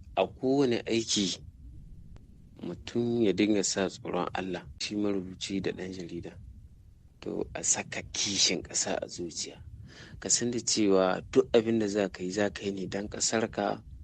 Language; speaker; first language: Hausa; native; Hausa